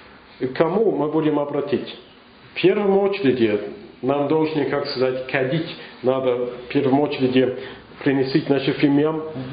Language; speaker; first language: Russian; non-native, learner; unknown